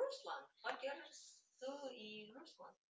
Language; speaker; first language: Icelandic; non-native, learner; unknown